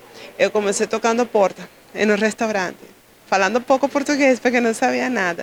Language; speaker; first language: Portuguese; non-native, learner; Spanish